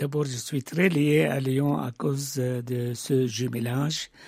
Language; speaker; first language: French; non-native, fluent; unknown